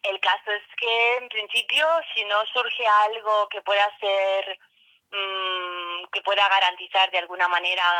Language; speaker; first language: Spanish; native; Spanish